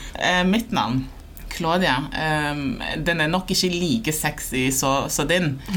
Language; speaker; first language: Norwegian; early bilingual, other home language; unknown